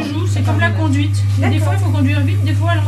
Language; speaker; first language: French; native; French